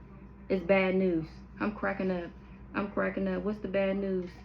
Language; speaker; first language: English; native; English